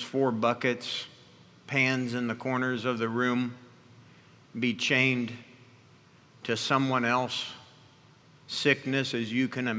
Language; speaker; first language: English; native; English